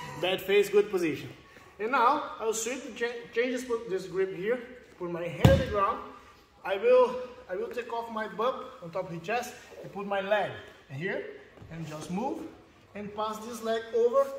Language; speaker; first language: English; non-native, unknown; Portuguese